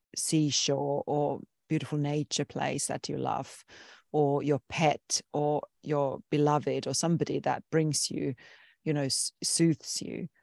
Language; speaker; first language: English; non-native, fluent; Finnish